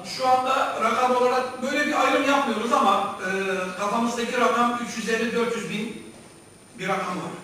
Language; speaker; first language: Turkish; native; Turkish